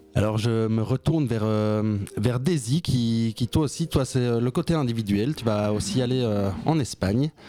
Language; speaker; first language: French; native; French